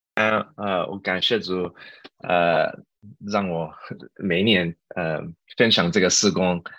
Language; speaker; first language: Chinese; early bilingual, heritage; Chinese